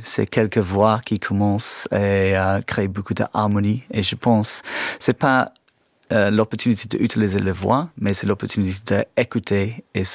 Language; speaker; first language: French; non-native, fluent; English